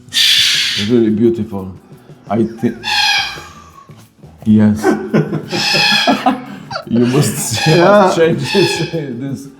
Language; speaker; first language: English; non-native, learner; Polish